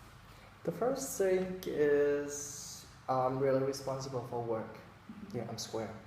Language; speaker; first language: English; non-native, fluent; Vietnamese